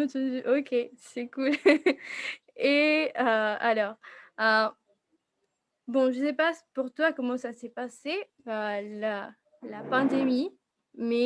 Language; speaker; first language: French; non-native, fluent; Spanish